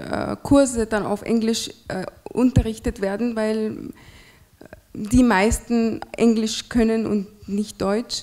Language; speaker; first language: German; non-native, fluent; Arabic